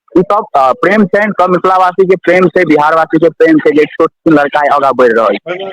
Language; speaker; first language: Maithili; native; Maithili